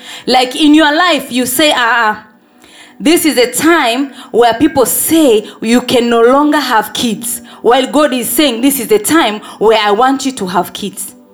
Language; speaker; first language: English; non-native, local second language; Swahili